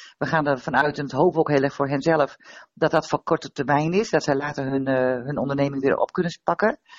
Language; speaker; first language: Dutch; native; Dutch